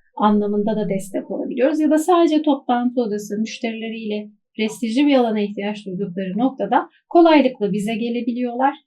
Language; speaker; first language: Turkish; native; Turkish